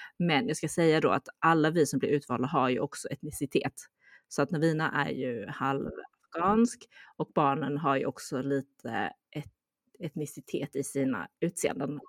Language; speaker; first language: Swedish; early bilingual, other home language; Chinese